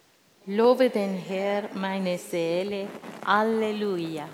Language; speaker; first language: German; non-native, fluent; Spanish